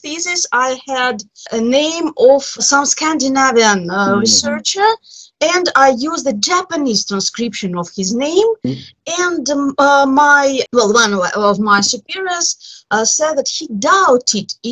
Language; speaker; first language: English; non-native, fluent; Russian